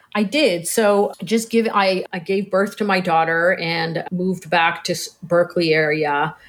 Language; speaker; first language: English; early bilingual, other home language; Hebrew